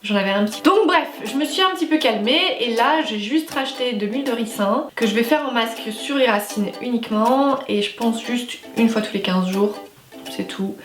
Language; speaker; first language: French; native; French